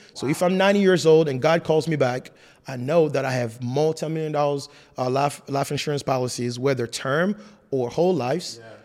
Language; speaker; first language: English; non-native, fluent; French